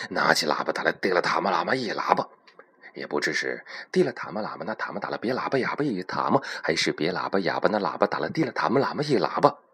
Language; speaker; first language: Chinese; native; Chinese